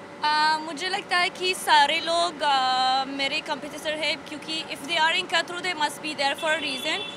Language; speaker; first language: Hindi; non-native, learner; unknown